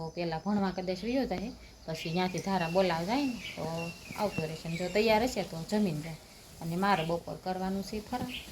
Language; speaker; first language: Gujarati; native; Gujarati